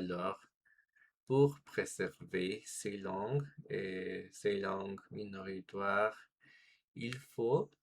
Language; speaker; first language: French; non-native, fluent; Spanish